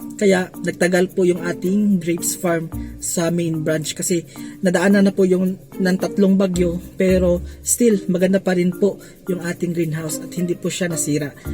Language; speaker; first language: Filipino; non-native, local second language; Cebuano